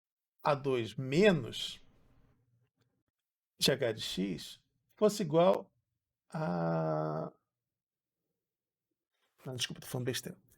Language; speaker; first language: Portuguese; native; Portuguese